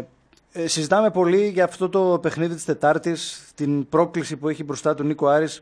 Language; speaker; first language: Greek; native; Greek